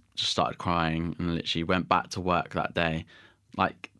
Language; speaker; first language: English; native; English